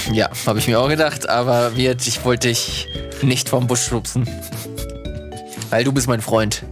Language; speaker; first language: German; native; German